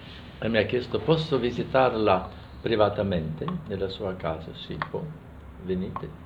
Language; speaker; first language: Italian; non-native, fluent; German